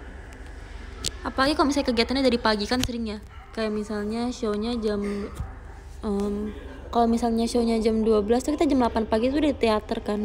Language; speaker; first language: Indonesian; native; Indonesian